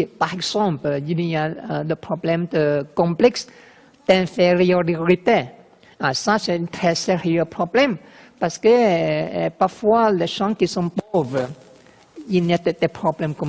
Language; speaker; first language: French; non-native, learner; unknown